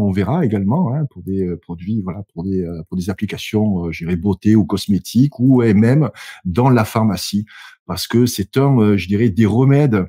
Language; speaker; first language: French; native; French